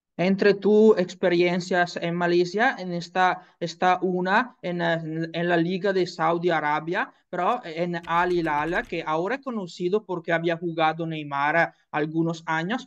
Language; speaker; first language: Spanish; non-native, learner; Italian